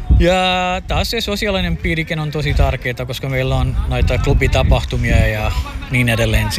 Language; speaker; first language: Finnish; non-native, fluent; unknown